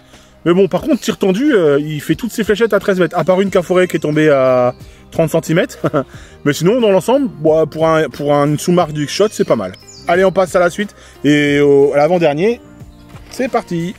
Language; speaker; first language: French; native; French